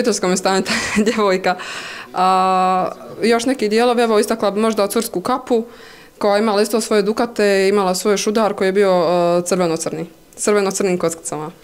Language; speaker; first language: Bosnian; native; Bosnian